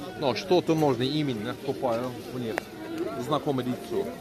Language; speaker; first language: Russian; non-native, learner; Turkish